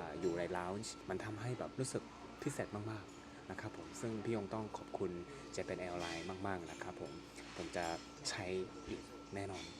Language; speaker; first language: Thai; non-native, fluent; Korean